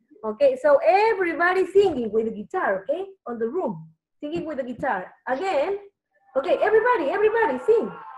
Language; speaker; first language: English; non-native, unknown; Spanish